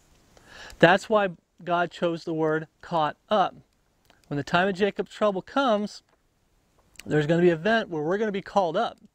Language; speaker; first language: English; native; English